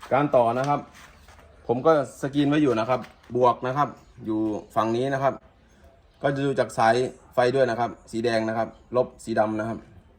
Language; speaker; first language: Thai; native; Thai